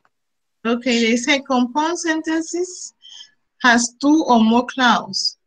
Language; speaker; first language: English; non-native, fluent; Spanish